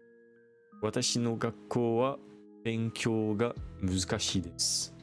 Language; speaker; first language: Japanese; non-native, learner; French